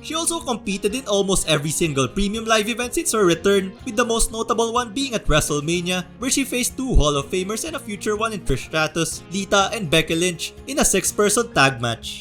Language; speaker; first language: English; native; English